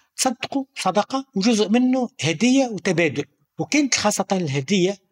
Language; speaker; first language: Arabic; native; Arabic